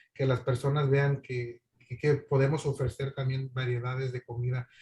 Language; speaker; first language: Spanish; early bilingual, other home language; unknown